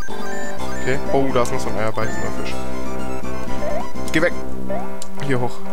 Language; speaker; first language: German; native; German